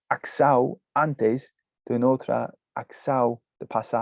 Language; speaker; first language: Portuguese; non-native, learner; English